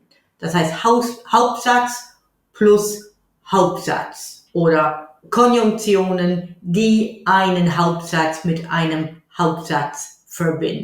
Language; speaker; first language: German; non-native, fluent; English